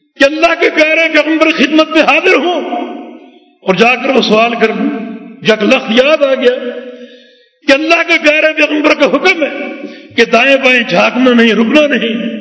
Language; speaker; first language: Urdu; native; Urdu